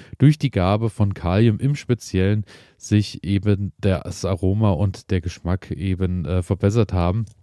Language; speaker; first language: German; native; German